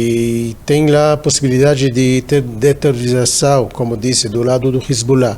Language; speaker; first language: Portuguese; non-native, fluent; Hebrew